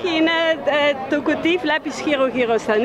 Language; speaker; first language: Greek; non-native, learner; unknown